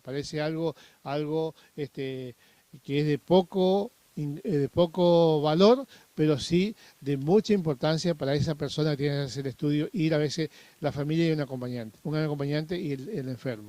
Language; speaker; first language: Spanish; native; Spanish